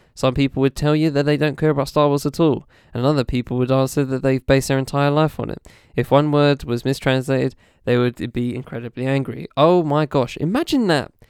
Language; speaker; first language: English; native; English